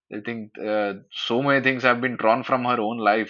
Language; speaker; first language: English; non-native, local second language; Hindi